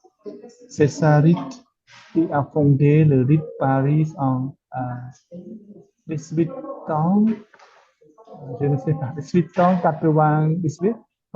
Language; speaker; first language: French; non-native, learner; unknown